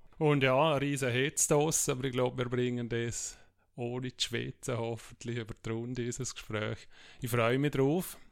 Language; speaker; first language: German; native; German